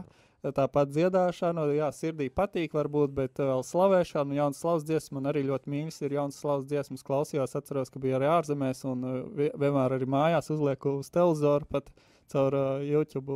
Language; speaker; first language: Latvian; native; Latvian